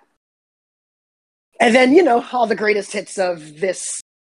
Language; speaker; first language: English; native; English